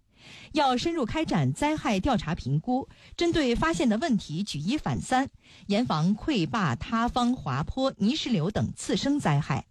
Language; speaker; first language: Chinese; native; Chinese